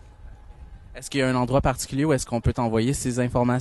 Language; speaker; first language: French; native; French